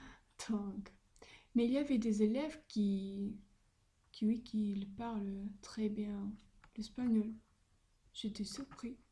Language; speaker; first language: French; non-native, learner; Spanish